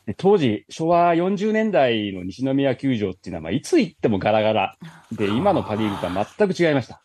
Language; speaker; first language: Japanese; native; Japanese